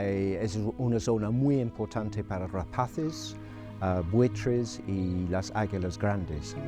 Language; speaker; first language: Spanish; non-native, fluent; English